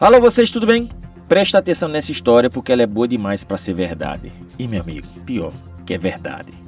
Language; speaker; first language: Portuguese; native; Portuguese